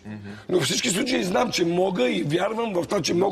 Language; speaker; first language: Bulgarian; native; Bulgarian